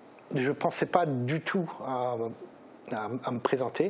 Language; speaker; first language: French; native; French